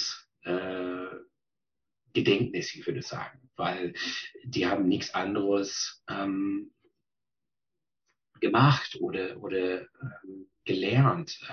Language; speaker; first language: German; non-native, fluent; English